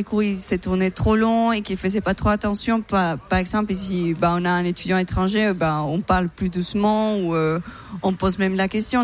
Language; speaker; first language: French; non-native, fluent; Spanish